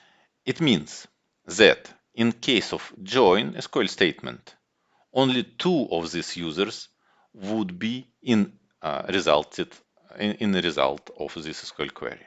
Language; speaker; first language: English; non-native, fluent; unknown